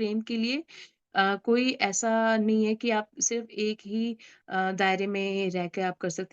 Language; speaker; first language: Hindi; native; Hindi